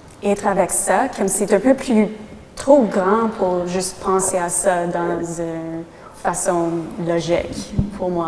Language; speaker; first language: French; non-native, local second language; English